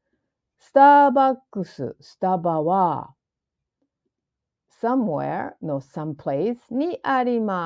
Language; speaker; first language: Japanese; non-native, fluent; English